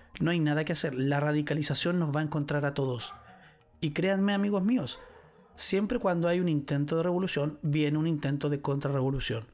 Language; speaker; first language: Spanish; native; Spanish